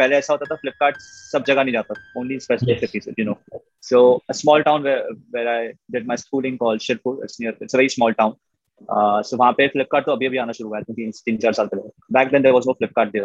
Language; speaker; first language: English; non-native, local second language; Marathi